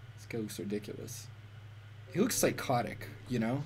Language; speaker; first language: English; native; English